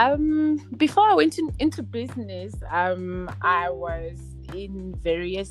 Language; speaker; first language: English; non-native, local second language; Tswana